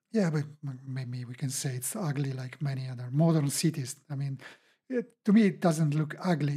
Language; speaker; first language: English; non-native, fluent; Italian